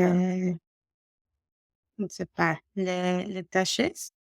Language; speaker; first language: French; non-native, learner; English